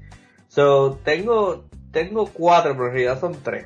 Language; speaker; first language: Spanish; native; Spanish